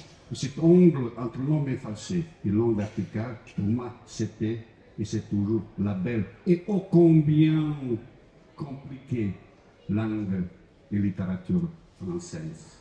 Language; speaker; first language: French; non-native, fluent; Croatian